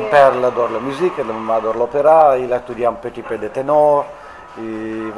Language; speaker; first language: French; non-native, fluent; Italian